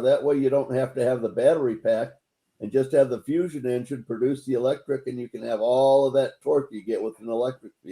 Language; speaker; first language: English; native; English